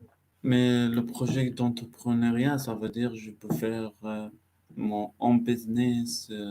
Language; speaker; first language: French; non-native, learner; Arabic